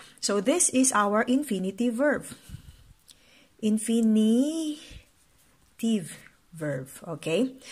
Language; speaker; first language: English; non-native, local second language; Filipino